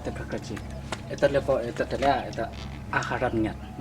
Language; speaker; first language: Russian; non-native, learner; Burmese